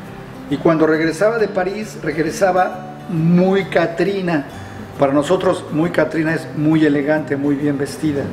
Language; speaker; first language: Spanish; native; Spanish